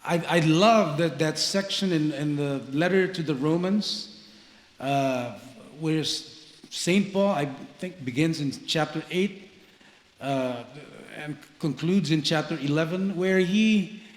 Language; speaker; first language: English; non-native, local second language; Filipino